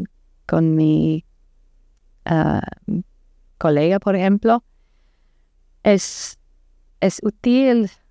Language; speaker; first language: Spanish; non-native, learner; English